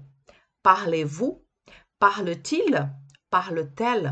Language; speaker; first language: French; non-native, fluent; Portuguese